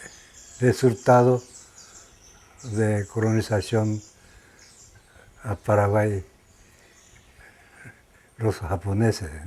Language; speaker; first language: Spanish; non-native, learner; Japanese